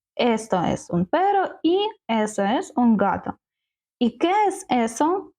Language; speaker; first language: Spanish; non-native, learner; Ukrainian